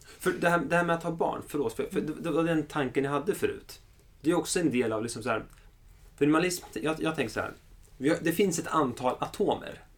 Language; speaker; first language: Swedish; early bilingual, other home language; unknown